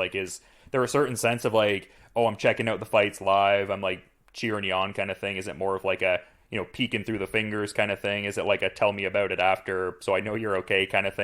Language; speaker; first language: English; native; English